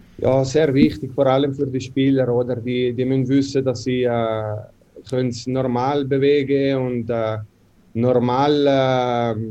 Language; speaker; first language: German; non-native, local second language; Italian